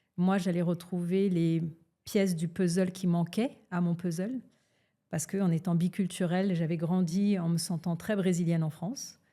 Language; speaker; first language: French; early bilingual, other home language; Portuguese